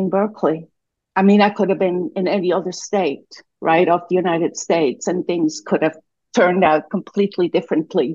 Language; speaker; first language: English; non-native, fluent; Swiss German